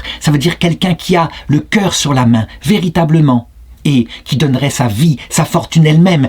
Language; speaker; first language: French; native; French